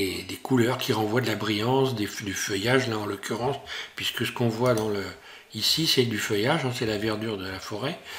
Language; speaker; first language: French; native; French